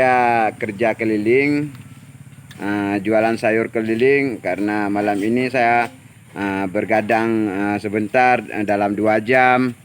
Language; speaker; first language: Indonesian; non-native, local second language; Achinese